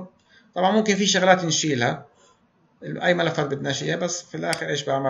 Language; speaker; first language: Arabic; native; Arabic